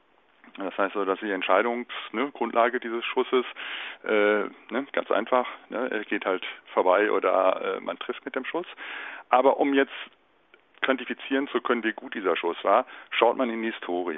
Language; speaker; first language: German; native; German